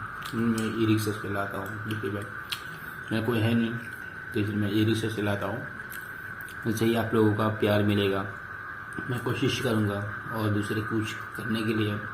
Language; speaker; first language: Hindi; non-native, local second language; Assamese